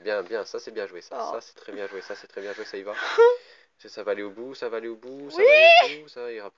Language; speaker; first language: French; native; French